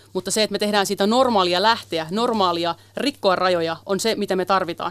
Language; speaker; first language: Finnish; early bilingual, other home language; Kurdish